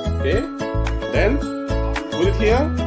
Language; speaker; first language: English; non-native, learner; Indonesian